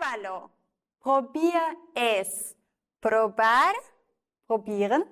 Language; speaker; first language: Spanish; non-native, fluent; German